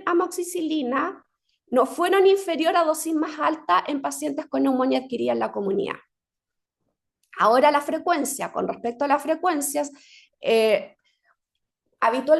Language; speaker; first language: Spanish; native; Spanish